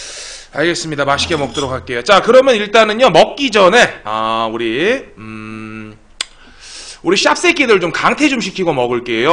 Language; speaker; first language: Korean; native; Korean